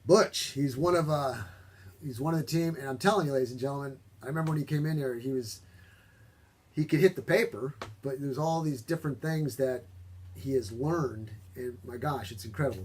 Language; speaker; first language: English; native; English